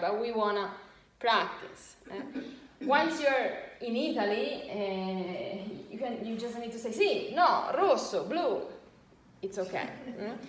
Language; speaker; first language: English; non-native, fluent; Italian